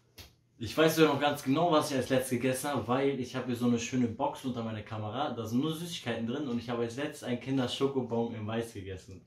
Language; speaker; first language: German; early bilingual, heritage; Polish